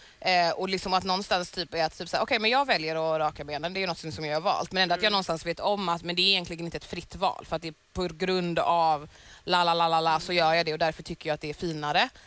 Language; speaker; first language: Swedish; native; Swedish